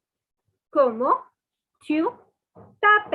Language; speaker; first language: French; non-native, learner; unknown